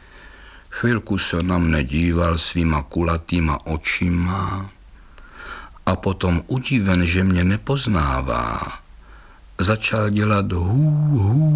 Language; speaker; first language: Czech; native; Czech